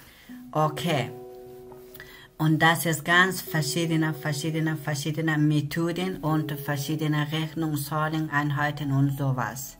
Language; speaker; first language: German; non-native, learner; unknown